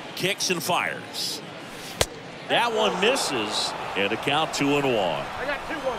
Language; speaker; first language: English; native; English